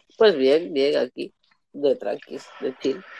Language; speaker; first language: Spanish; native; Spanish